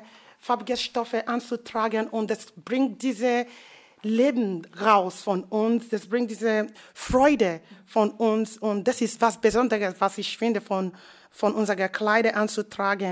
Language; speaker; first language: German; non-native, fluent; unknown